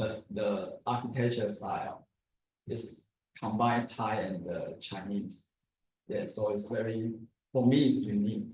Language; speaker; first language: English; non-native, learner; Chinese